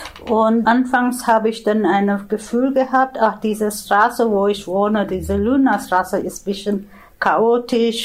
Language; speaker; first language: German; non-native, fluent; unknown